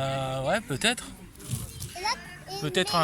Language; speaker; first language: French; native; French